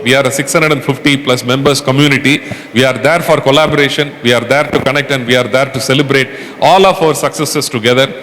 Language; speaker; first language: English; non-native, local second language; Tamil